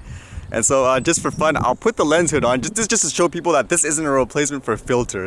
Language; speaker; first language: English; native; English